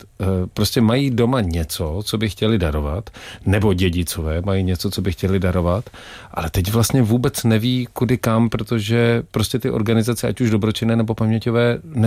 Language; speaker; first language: Czech; native; Czech